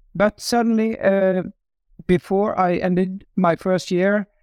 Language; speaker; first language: English; non-native, fluent; Norwegian